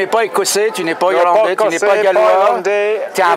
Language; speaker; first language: French; native; French